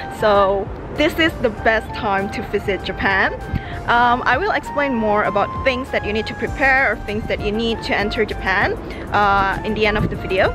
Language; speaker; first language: English; non-native, fluent; Indonesian